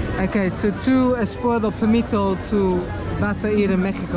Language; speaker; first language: Spanish; non-native, learner; English